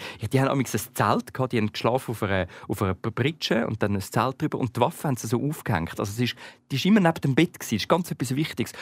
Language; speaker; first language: German; native; German